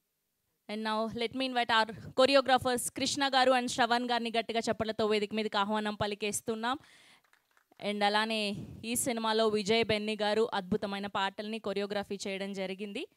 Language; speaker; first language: Telugu; native; Telugu